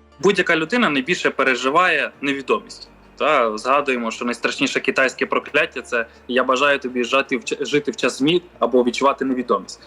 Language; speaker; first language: Ukrainian; native; Ukrainian